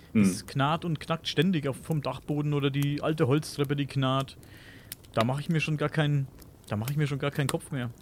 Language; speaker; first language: German; native; German